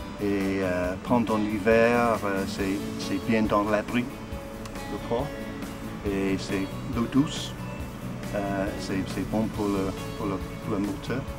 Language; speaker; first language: French; non-native, learner; English